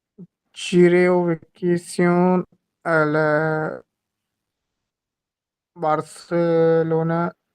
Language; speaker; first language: French; non-native, learner; Hindi